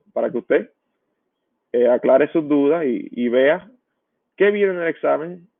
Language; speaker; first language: Spanish; native; Spanish